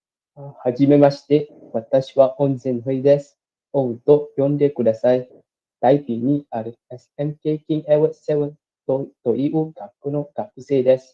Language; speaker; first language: Japanese; non-native, learner; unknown